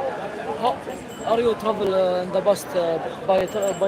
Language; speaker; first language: English; non-native, learner; Arabic